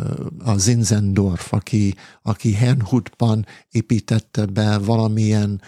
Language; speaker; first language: Hungarian; non-native, fluent; English